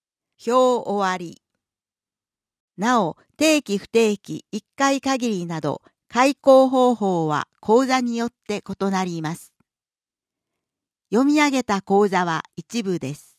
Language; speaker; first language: Japanese; native; Japanese